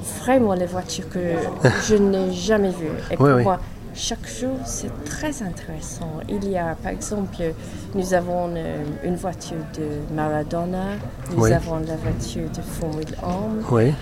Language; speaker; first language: French; non-native, learner; English